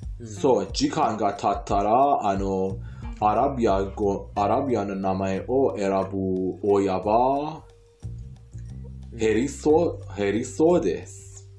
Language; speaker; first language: Japanese; non-native, fluent; Persian